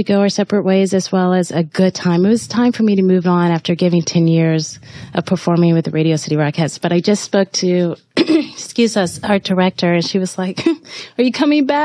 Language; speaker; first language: English; native; English